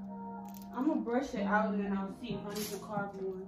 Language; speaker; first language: English; native; English